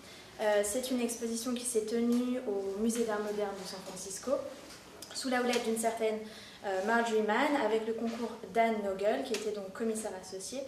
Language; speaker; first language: French; native; French